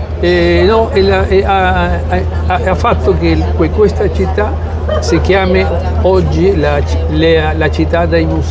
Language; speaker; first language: Italian; early bilingual, heritage; Spanish